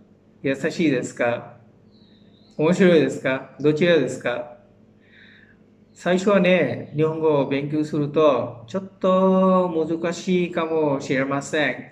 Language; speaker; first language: Japanese; non-native, fluent; Bangla